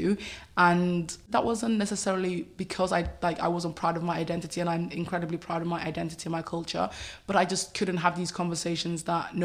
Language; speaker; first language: English; native; English